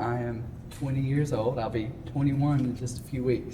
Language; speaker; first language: English; native; English